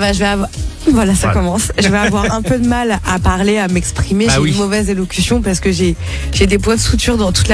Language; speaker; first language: French; native; French